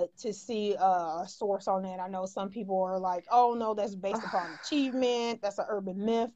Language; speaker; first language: English; native; English